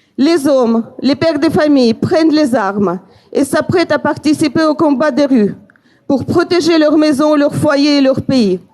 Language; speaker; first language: French; non-native, fluent; Ukrainian